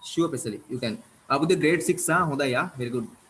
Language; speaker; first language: English; non-native, local second language; Sinhala